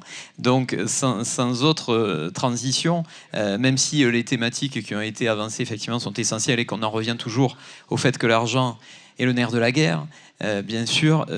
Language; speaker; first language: French; native; French